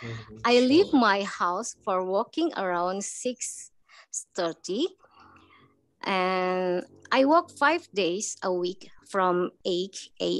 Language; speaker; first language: English; non-native, learner; Indonesian